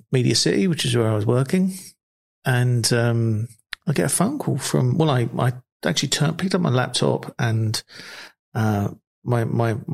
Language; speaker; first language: English; native; English